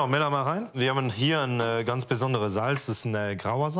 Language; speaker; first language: German; non-native, fluent; French